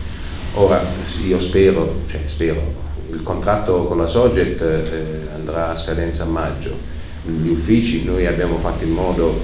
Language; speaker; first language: Italian; native; Italian